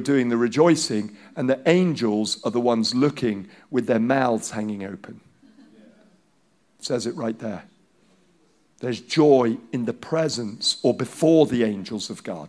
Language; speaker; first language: English; non-native, local second language; Hausa